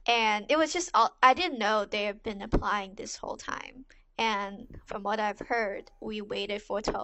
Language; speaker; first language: English; non-native, local second language; Cantonese